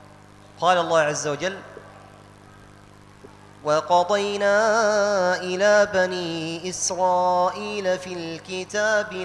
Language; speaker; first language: Arabic; native; Arabic